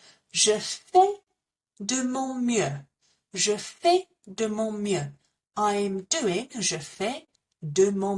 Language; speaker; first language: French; non-native, fluent; English